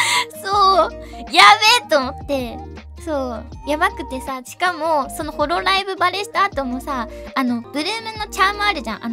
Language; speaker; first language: Japanese; native; Japanese